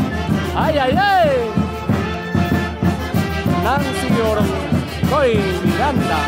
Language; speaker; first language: Spanish; native; Spanish